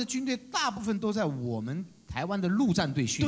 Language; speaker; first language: Chinese; native; Chinese